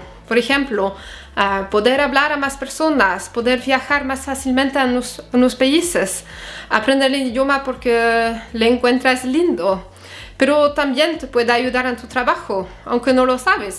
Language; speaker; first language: Spanish; non-native, fluent; French